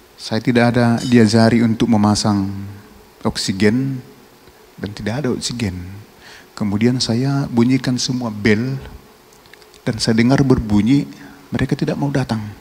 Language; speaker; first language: Indonesian; non-native, local second language; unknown